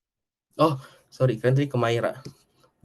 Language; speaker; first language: Indonesian; native; Indonesian